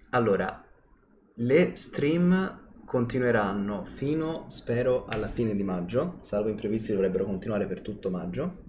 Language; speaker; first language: Italian; native; Italian